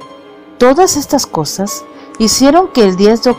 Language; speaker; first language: Spanish; native; Spanish